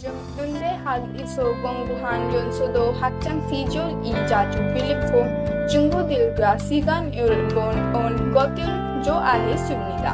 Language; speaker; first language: Korean; non-native, learner; Hindi